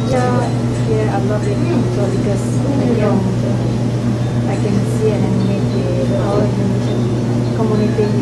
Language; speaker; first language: English; non-native, learner; Indonesian